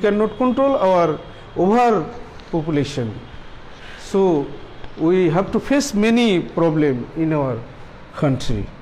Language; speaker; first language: English; non-native, local second language; Bangla